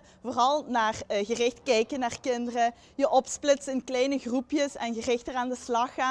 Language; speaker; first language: Dutch; native; Dutch